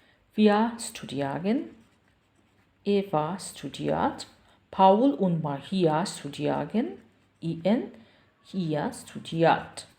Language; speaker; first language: German; non-native, learner; Bangla